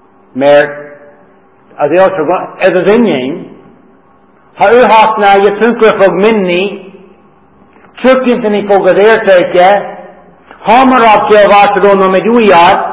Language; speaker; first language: Hungarian; non-native, fluent; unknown